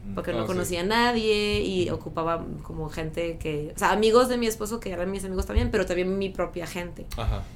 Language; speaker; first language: Spanish; non-native, fluent; French